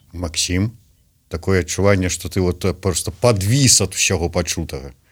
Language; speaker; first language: Belarusian; non-native, local second language; Russian